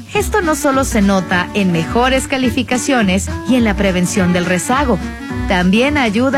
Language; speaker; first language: Spanish; native; Spanish